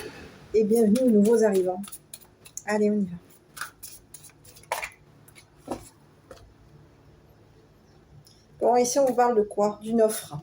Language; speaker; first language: French; native; French